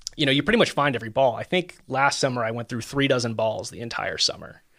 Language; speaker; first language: English; native; English